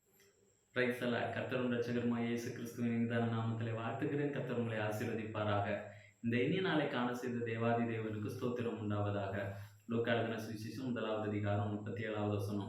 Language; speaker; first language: Tamil; native; Tamil